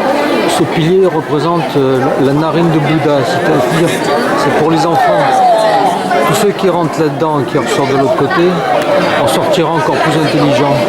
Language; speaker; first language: French; native; French